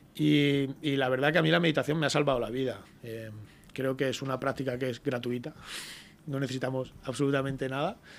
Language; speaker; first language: Spanish; native; Spanish